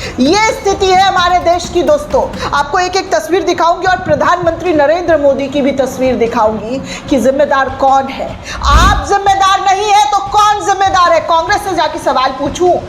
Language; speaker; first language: Hindi; native; Hindi